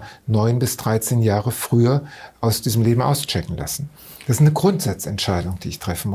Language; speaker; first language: German; native; German